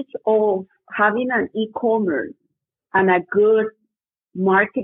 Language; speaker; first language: English; non-native, fluent; Spanish